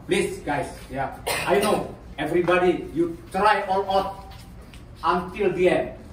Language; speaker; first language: English; non-native, learner; Indonesian